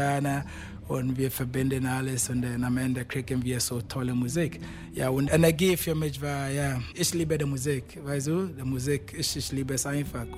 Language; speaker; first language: German; non-native, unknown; Akan